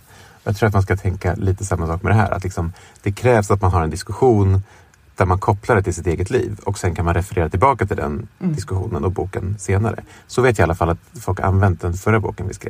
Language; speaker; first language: Swedish; native; Swedish